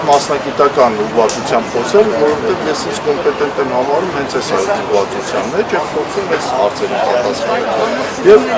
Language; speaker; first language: Armenian; native; Armenian